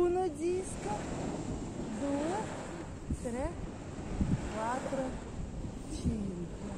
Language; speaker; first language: Italian; non-native, learner; Russian